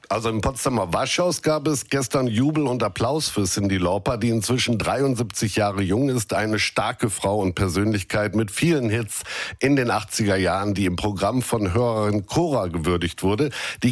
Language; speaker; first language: German; native; German